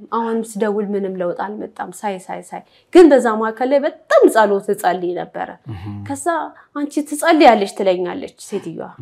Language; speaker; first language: Amharic; native; Amharic